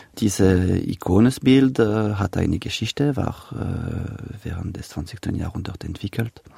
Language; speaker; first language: German; non-native, local second language; French